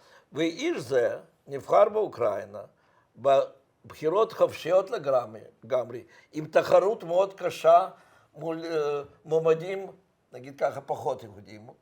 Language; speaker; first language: Hebrew; non-native, fluent; Russian